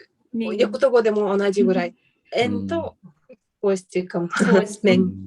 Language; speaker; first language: Japanese; non-native, fluent; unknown